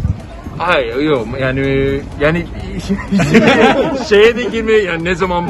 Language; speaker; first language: Turkish; early bilingual, heritage; Turkish